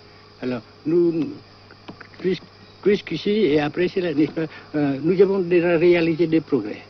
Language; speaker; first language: French; non-native, fluent; Vietnamese